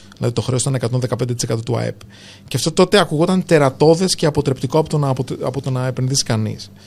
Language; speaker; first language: Greek; native; Greek